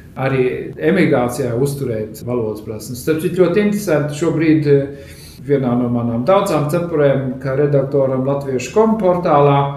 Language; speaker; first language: Latvian; native; Latvian